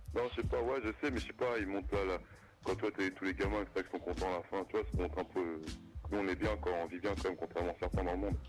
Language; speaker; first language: French; native; French